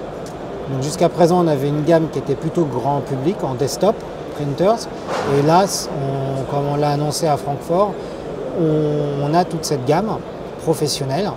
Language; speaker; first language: French; native; French